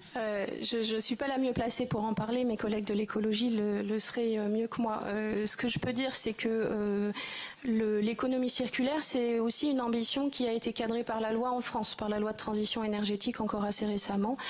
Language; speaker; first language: French; native; French